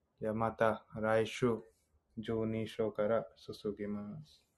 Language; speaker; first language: Japanese; non-native, fluent; Hindi